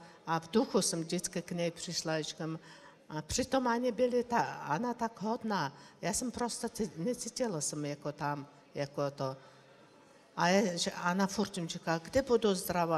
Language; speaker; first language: Czech; non-native, learner; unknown